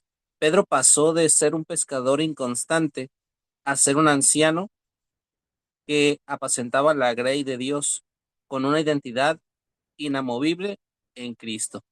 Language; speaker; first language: Spanish; native; Spanish